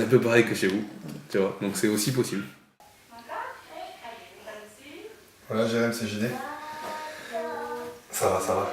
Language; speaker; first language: French; native; French